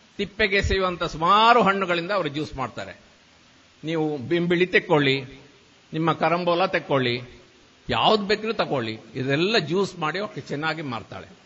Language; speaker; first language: Kannada; native; Kannada